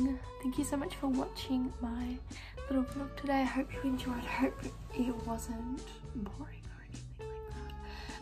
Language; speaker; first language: English; native; English